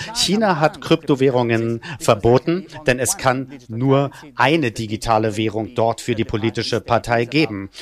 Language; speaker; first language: German; non-native, fluent; Italian